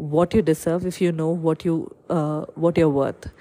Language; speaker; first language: English; non-native, local second language; Malayalam